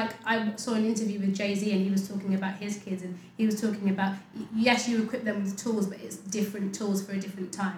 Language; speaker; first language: English; native; English